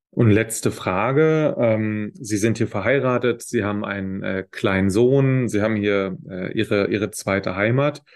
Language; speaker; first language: German; native; German